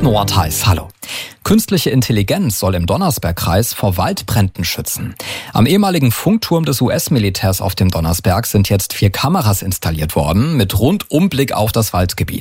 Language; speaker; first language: German; native; German